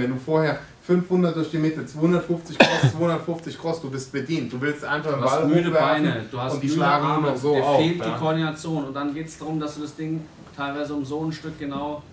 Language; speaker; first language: German; native; German